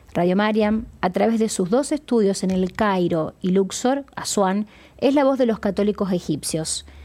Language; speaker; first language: Spanish; native; Spanish